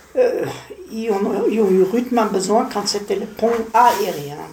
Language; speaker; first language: French; non-native, fluent; German